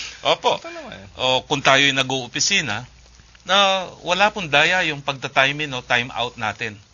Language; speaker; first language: Filipino; native; Filipino